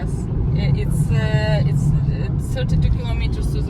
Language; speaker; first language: English; non-native, learner; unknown